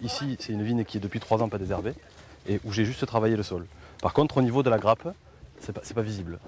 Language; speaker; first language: French; native; French